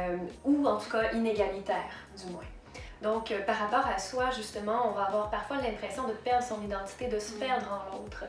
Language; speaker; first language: French; native; French